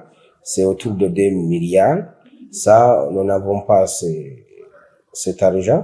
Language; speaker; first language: French; non-native, local second language; Rundi